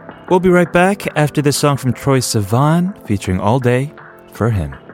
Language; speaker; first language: English; native; English